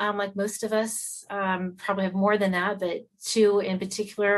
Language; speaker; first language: English; native; English